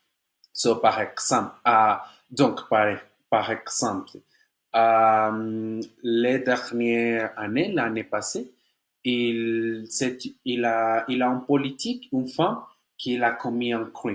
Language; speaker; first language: French; non-native, learner; Spanish